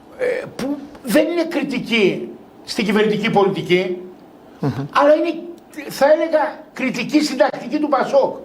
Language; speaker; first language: Greek; native; Greek